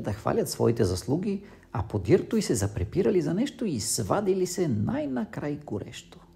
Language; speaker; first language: Bulgarian; native; Bulgarian